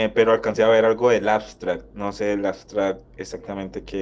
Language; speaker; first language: Spanish; native; Spanish